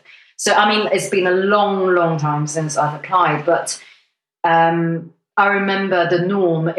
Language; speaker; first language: English; non-native, local second language; Cantonese